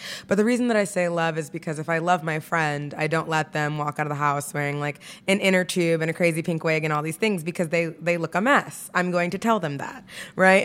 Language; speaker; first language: English; native; English